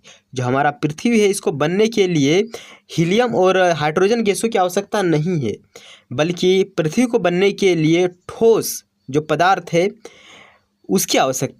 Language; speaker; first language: Hindi; native; Hindi